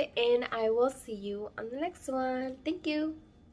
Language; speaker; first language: English; early bilingual, other home language; Spanish